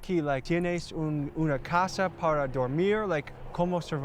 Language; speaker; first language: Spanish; non-native, learner; English